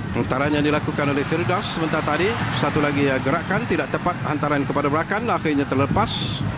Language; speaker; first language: Malay; native; Malay